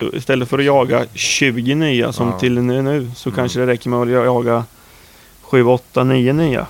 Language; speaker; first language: Swedish; native; Swedish